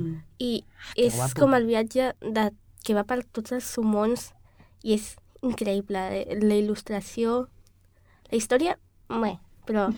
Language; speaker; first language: Catalan; non-native, local second language; Spanish